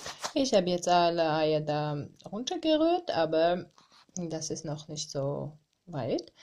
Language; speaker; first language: German; non-native, learner; Armenian